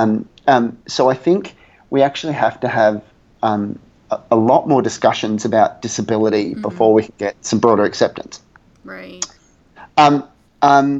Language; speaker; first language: English; native; English